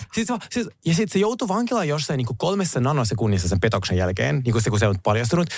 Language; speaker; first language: Finnish; early bilingual, other home language; Russian